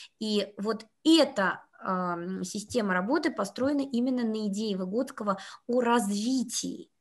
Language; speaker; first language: Russian; native; Russian